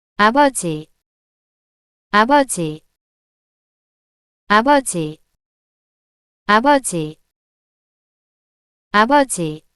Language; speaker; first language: Korean; non-native, learner; French